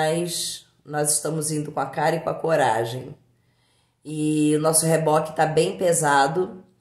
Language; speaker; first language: Portuguese; native; Portuguese